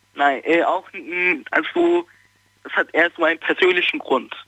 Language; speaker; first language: German; early bilingual, other home language; Turkish